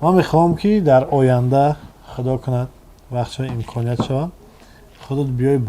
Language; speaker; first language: Persian; native; Persian